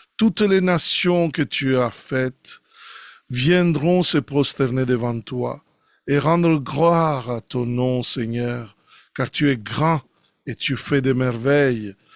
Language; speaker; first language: French; non-native, fluent; Italian